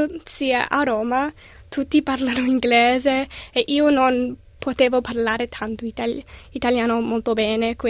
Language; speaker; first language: Italian; non-native, learner; English